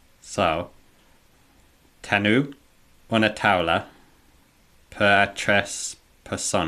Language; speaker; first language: Catalan; non-native, learner; English